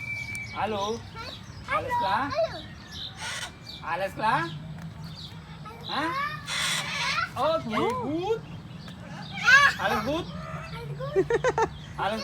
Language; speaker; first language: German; non-native, learner; Punjabi